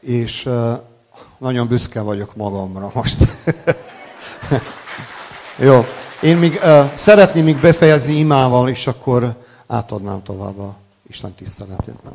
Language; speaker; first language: Hungarian; non-native, local second language; Serbian